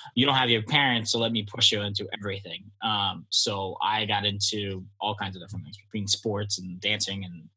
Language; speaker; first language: English; early bilingual, other home language; Polish